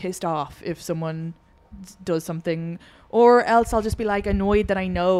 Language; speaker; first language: English; native; English